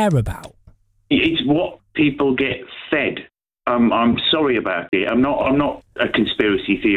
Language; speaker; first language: English; native; English